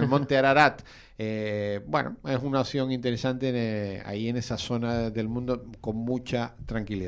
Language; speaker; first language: Spanish; native; Spanish